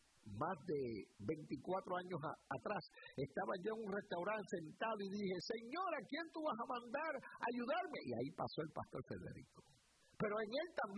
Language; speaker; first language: Spanish; early bilingual, heritage; Spanish